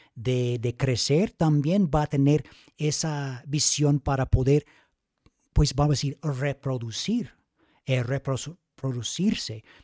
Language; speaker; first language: Spanish; non-native, fluent; English